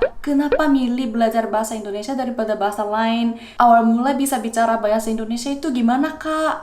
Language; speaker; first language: Indonesian; non-native, fluent; Korean